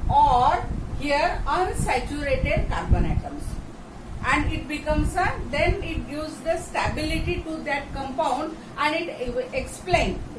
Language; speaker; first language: English; non-native, local second language; Marathi